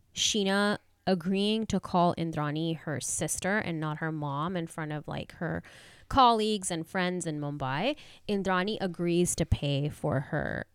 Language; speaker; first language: English; non-native, local second language; Hindi